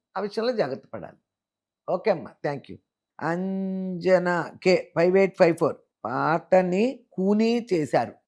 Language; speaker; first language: Telugu; native; Telugu